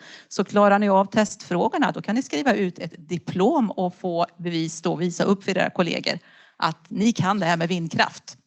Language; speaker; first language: Swedish; native; Swedish